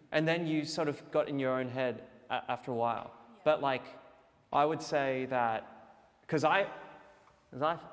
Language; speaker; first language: English; native; English